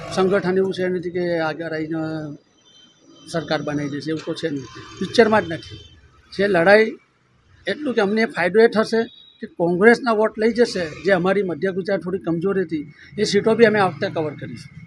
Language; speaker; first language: Gujarati; native; Gujarati